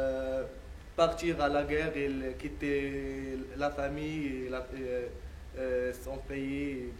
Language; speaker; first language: French; non-native, learner; Arabic